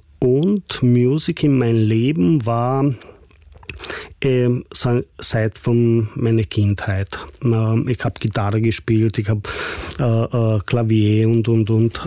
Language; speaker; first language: German; non-native, fluent; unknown